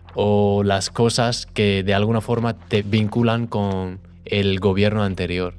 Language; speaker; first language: Spanish; non-native, fluent; Persian